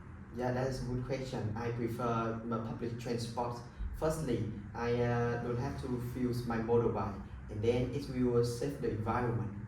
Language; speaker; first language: English; non-native, learner; Vietnamese